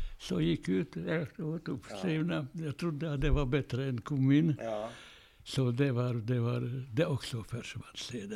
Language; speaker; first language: Swedish; non-native, fluent; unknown